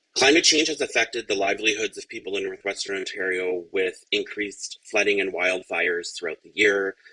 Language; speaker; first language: English; native; English